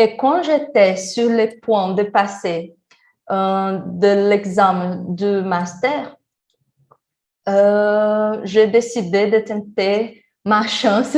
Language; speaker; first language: French; non-native, learner; Portuguese